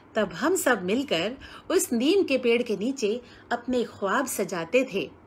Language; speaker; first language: Hindi; native; Hindi